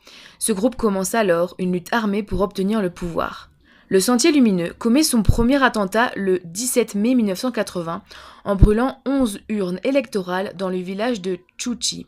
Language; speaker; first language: French; native; French